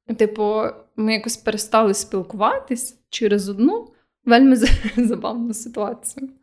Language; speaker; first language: Ukrainian; native; Ukrainian